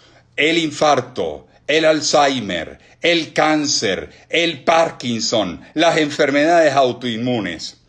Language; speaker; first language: Spanish; native; Spanish